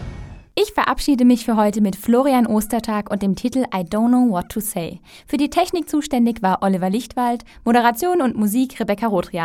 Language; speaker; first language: German; native; German